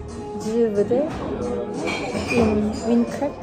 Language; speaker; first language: French; non-native, learner; Korean